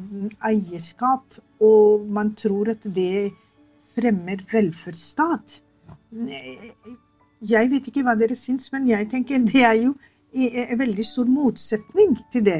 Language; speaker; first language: Norwegian; non-native, fluent; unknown